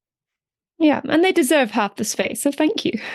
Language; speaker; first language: English; native; English